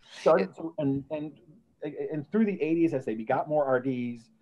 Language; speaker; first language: English; native; English